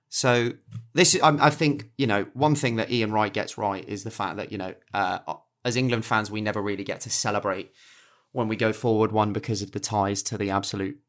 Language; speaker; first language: English; native; English